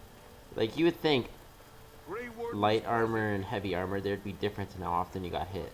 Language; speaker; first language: English; native; English